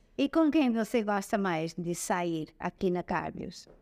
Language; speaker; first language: Portuguese; non-native, learner; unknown